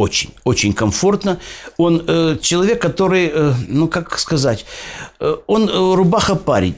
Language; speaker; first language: Russian; native; Russian